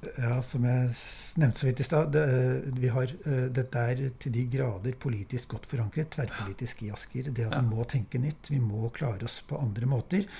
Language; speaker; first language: Norwegian; native; Norwegian